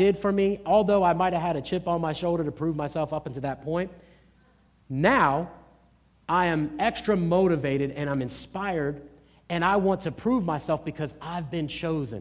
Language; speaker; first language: English; native; English